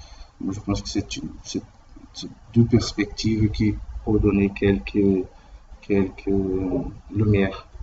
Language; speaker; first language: French; non-native, learner; Portuguese